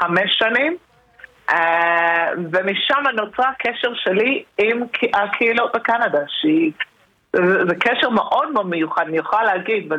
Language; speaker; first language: Hebrew; non-native, fluent; English